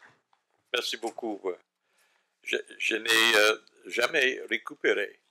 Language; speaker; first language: French; non-native, fluent; English